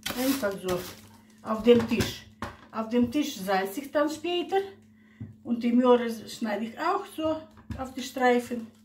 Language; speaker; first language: German; non-native, local second language; Russian